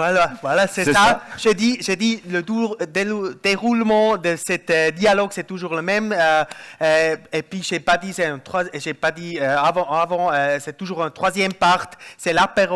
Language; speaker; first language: French; non-native, local second language; German